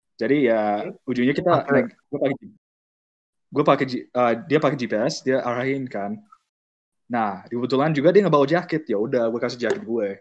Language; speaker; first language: Indonesian; native; Indonesian